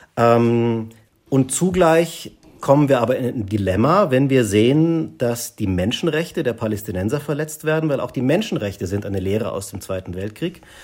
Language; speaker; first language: German; native; German